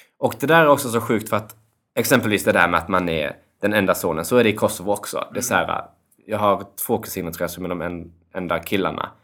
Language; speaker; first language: Swedish; early bilingual, other home language; Albanian